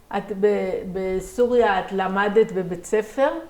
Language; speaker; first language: Hebrew; native; Hebrew